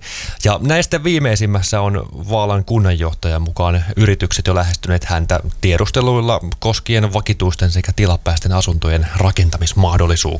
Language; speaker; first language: Finnish; native; Finnish